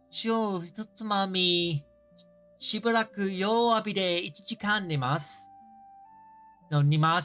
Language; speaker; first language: Japanese; non-native, learner; English